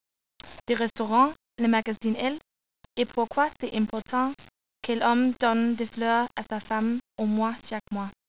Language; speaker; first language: French; non-native, learner; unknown